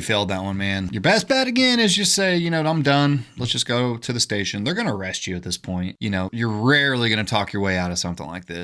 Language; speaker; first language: English; native; English